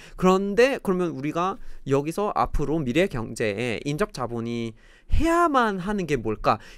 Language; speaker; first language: Korean; non-native, fluent; English